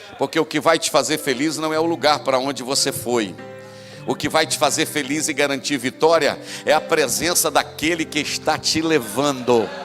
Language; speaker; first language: Portuguese; native; Portuguese